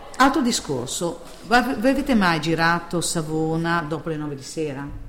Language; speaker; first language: Italian; native; Italian